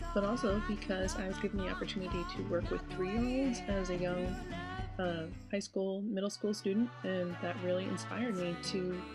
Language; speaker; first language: English; native; English